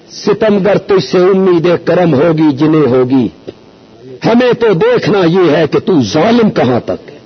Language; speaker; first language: Urdu; non-native, local second language; Punjabi